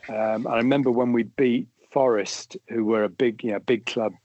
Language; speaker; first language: English; native; English